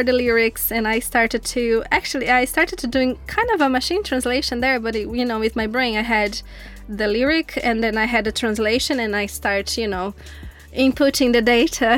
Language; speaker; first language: English; non-native, fluent; Portuguese